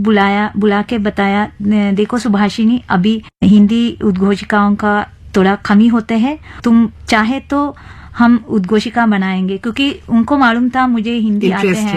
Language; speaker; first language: Hindi; non-native, fluent; Sinhala